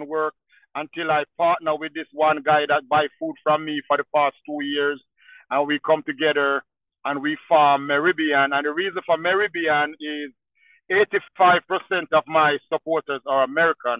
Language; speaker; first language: English; non-native, local second language; Jamaican Creole English